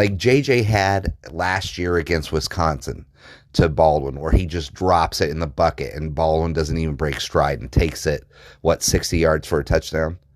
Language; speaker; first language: English; native; English